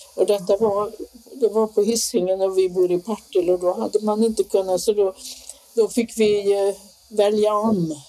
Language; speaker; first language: Swedish; native; Swedish